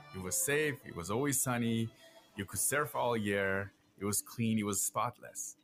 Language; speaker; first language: English; non-native, fluent; Persian